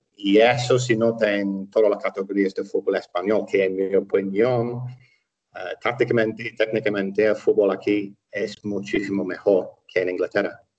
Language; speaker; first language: Spanish; non-native, fluent; English